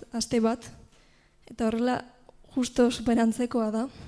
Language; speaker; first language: Basque; non-native, local second language; Spanish